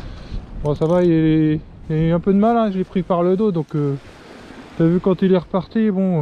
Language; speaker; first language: French; native; French